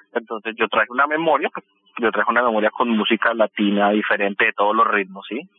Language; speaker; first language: Spanish; native; Spanish